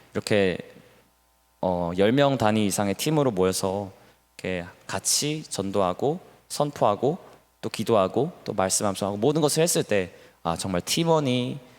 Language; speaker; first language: Korean; native; Korean